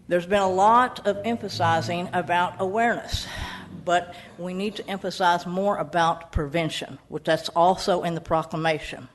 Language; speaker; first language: English; native; English